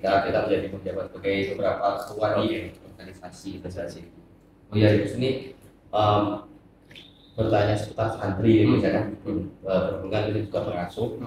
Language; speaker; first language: Indonesian; native; Indonesian